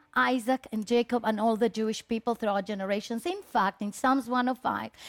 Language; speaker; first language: English; early bilingual, other home language; Spanish